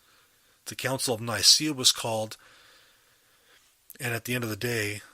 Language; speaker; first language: English; native; English